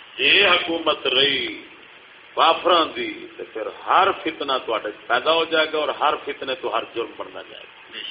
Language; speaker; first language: Urdu; non-native, local second language; Punjabi